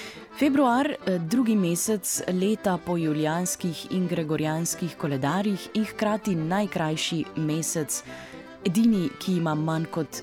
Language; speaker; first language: Slovenian; native; Slovenian